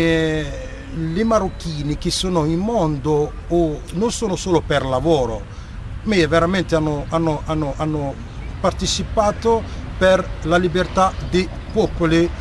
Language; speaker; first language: Italian; non-native, fluent; Arabic